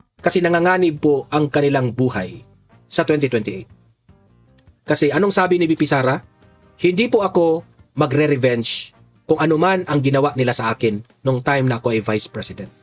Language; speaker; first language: Filipino; non-native, local second language; Cebuano